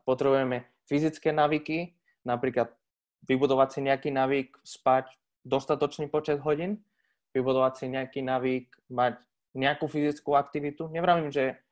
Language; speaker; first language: Slovak; non-native, fluent; Spanish